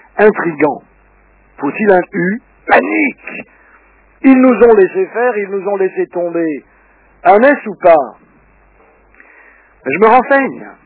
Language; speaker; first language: French; early bilingual, other home language; Russian